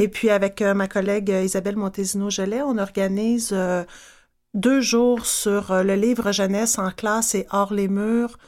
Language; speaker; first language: French; native; French